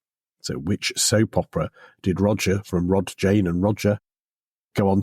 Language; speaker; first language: English; native; English